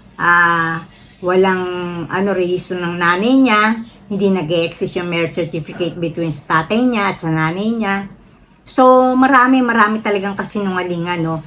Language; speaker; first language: Filipino; native; Filipino